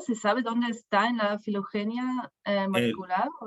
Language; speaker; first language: Spanish; non-native, fluent; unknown